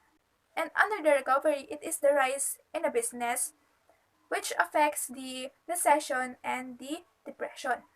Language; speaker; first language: English; non-native, local second language; Filipino